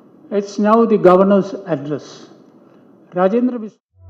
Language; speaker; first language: English; non-native, local second language; Malayalam